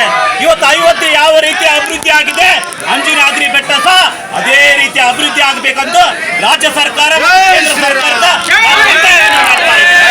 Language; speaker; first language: Kannada; native; Kannada